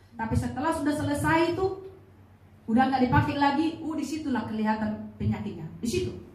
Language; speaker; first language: Indonesian; native; Indonesian